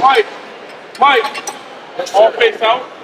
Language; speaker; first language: English; native; English